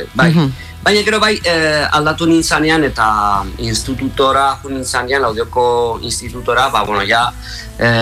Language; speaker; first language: Basque; non-native, local second language; Spanish